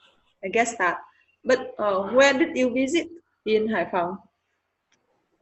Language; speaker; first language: English; non-native, learner; Vietnamese